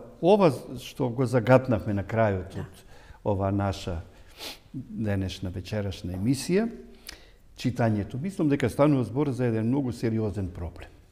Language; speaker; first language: Macedonian; native; Macedonian